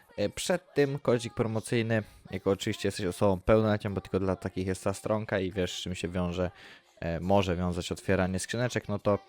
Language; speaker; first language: Polish; native; Polish